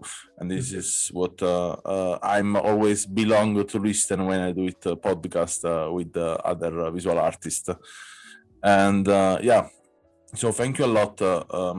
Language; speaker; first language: English; non-native, fluent; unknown